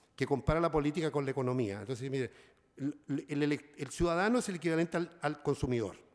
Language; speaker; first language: Spanish; native; Spanish